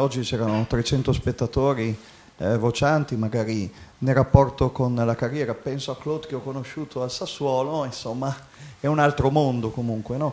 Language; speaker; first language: Italian; native; Italian